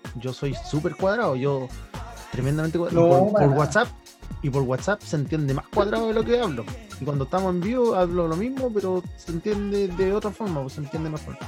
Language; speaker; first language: Spanish; native; Spanish